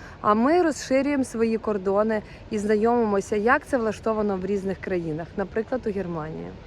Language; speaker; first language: Ukrainian; native; Ukrainian